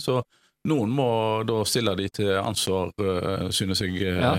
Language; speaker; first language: Norwegian; native; Norwegian